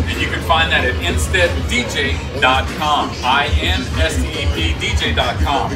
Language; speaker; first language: English; native; English